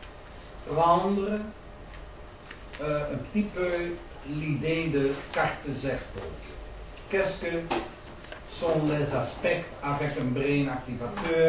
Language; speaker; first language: French; non-native, learner; Dutch